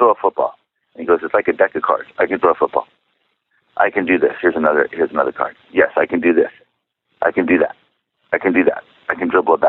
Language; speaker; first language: English; early bilingual, other home language; Czech